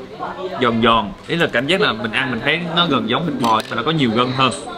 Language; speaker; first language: Vietnamese; native; Vietnamese